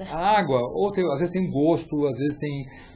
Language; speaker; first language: Portuguese; native; Portuguese